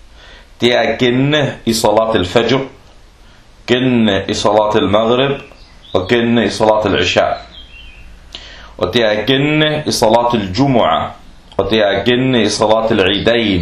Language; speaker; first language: Danish; non-native, fluent; Arabic